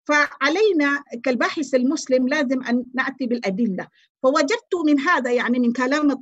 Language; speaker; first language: Arabic; non-native, fluent; Malay